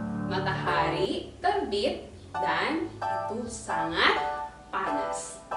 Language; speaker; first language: Indonesian; non-native, learner; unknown